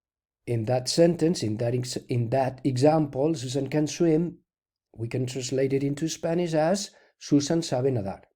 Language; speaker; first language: English; non-native, fluent; Spanish